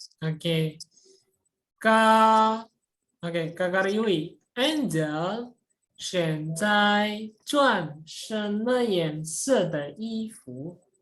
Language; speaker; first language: Chinese; non-native, fluent; Indonesian